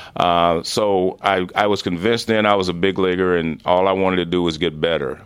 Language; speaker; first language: English; native; English